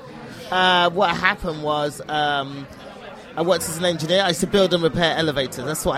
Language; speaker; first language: English; native; English